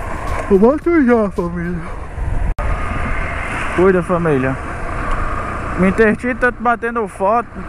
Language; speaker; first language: Portuguese; native; Portuguese